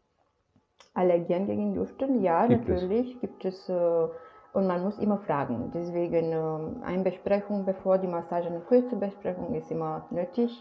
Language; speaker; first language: German; non-native, fluent; Romanian